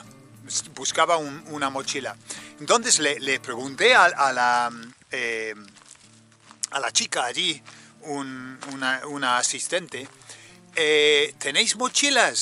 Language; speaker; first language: Spanish; native; Spanish